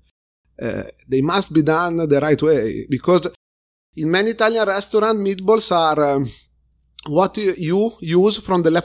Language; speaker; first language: English; non-native, fluent; Italian